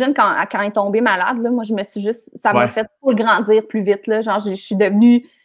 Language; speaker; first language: French; native; French